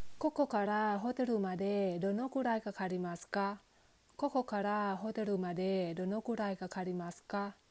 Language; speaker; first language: Japanese; non-native, fluent; Thai